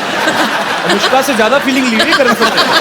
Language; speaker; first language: Hindi; native; Hindi